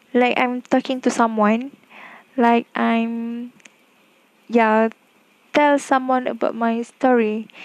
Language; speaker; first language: English; non-native, local second language; Malay